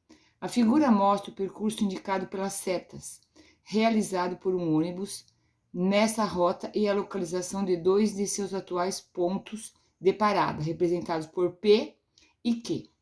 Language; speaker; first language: Portuguese; native; Portuguese